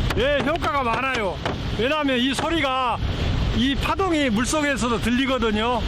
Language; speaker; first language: Korean; native; Korean